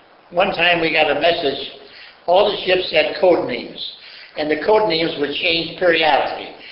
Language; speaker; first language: English; native; English